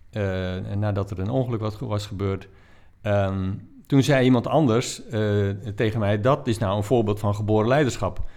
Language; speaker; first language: Dutch; native; Dutch